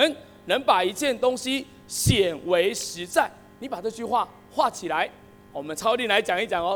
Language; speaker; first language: Chinese; native; Chinese